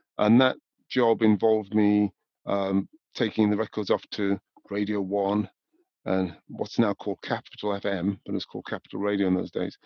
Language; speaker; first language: English; native; English